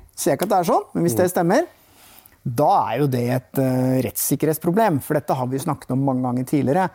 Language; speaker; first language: Norwegian; native; Norwegian